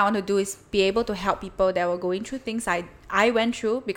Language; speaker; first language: English; non-native, local second language; Chinese